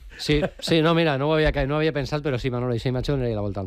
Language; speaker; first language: Catalan; native; Catalan